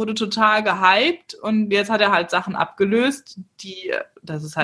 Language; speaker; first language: German; native; German